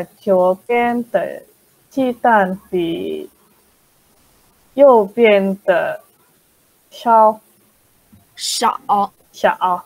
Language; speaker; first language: Chinese; non-native, learner; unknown